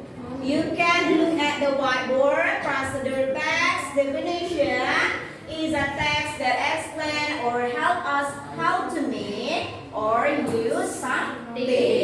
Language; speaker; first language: English; non-native, learner; Indonesian